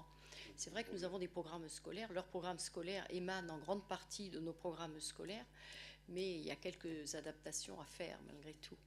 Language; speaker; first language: French; native; French